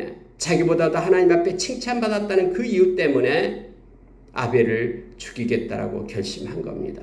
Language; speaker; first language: Korean; native; Korean